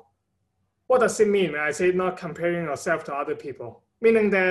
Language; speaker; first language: English; non-native, local second language; Cantonese